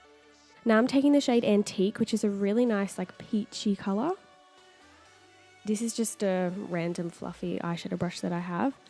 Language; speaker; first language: English; native; English